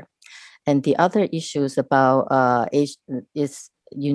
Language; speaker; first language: English; non-native, fluent; Chinese